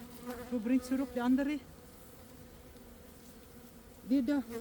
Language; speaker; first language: German; non-native, learner; Filipino